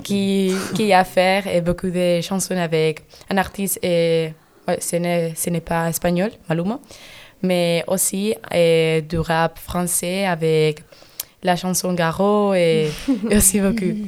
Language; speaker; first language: French; non-native, learner; Spanish